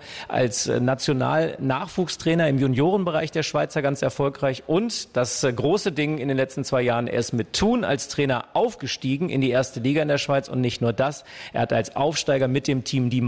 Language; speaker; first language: German; native; German